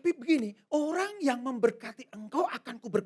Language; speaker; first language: Indonesian; native; Indonesian